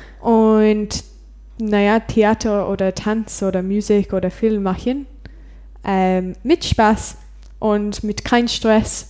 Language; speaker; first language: German; non-native, learner; English